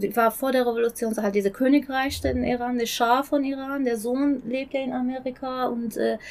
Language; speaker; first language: German; non-native, fluent; Persian